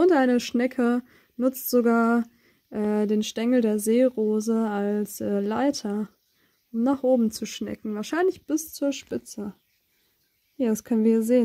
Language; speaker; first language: German; native; German